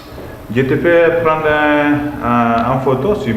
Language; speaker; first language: French; non-native, learner; Spanish